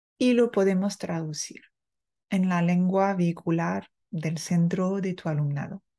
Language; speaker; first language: Spanish; non-native, fluent; French